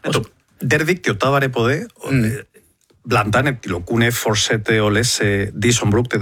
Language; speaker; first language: Norwegian; non-native, fluent; Spanish